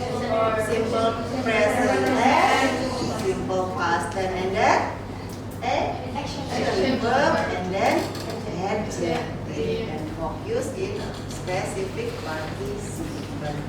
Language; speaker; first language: English; non-native, local second language; Indonesian